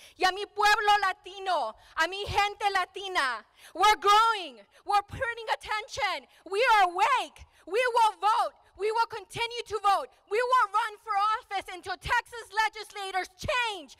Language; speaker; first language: English; early bilingual, other home language; Spanish